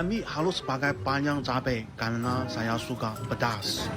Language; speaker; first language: Indonesian; non-native, learner; Chinese